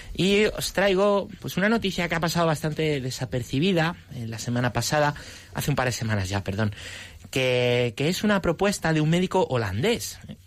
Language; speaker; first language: Spanish; native; Spanish